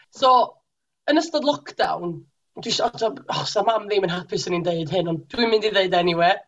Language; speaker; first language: Welsh; native; Welsh